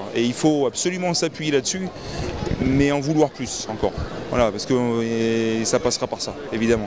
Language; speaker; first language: French; native; French